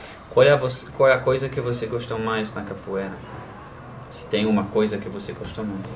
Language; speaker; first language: Portuguese; non-native, fluent; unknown